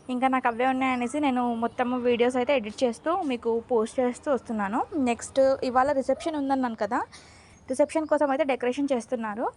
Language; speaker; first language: Telugu; non-native, local second language; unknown